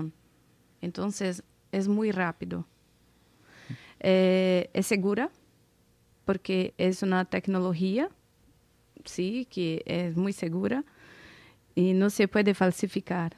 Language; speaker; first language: Spanish; non-native, fluent; Portuguese